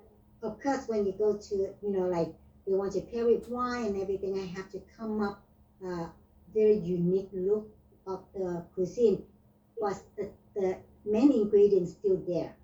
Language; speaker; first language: English; non-native, learner; Vietnamese